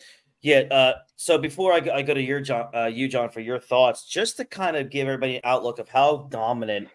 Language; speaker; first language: English; native; English